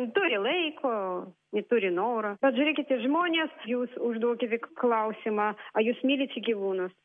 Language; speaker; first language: Lithuanian; non-native, learner; Russian